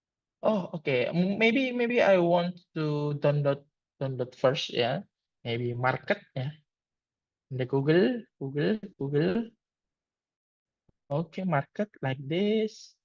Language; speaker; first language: English; non-native, learner; Indonesian